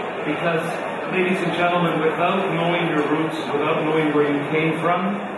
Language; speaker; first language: English; early bilingual, other home language; Italian